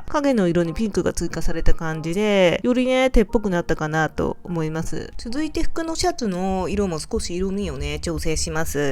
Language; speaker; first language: Japanese; native; Japanese